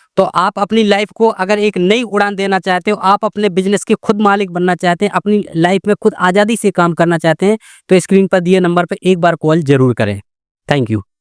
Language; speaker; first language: Hindi; native; Hindi